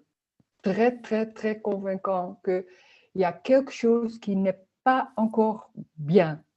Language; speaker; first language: French; non-native, learner; Dutch